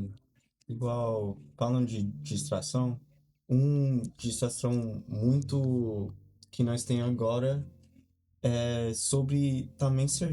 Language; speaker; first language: Portuguese; early bilingual, heritage; Portuguese